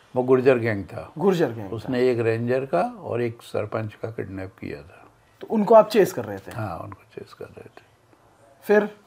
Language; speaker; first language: Hindi; native; Hindi